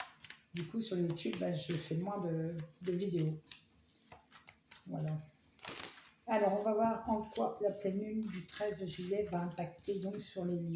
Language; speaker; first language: French; native; French